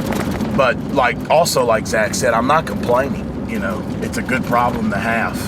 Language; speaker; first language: English; native; English